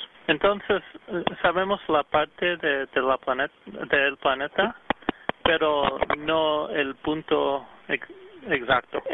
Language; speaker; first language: Spanish; early bilingual, heritage; English